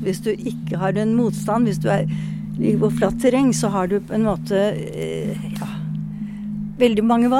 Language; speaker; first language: Norwegian; native; Norwegian